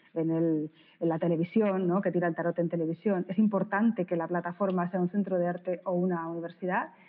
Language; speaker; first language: Spanish; native; Spanish